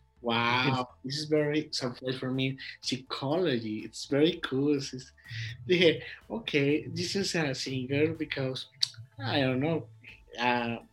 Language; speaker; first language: English; non-native, learner; Spanish